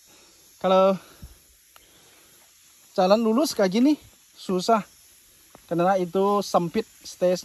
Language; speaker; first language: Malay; non-native, fluent; Chinese